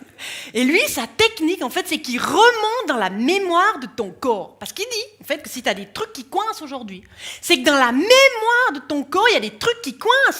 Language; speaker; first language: French; native; French